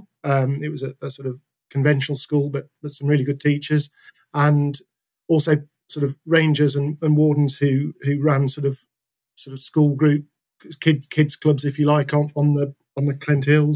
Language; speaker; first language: English; native; English